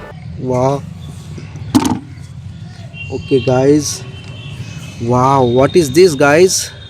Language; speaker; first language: English; non-native, learner; Indonesian